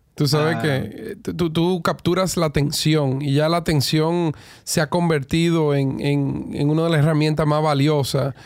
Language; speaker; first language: Spanish; native; Spanish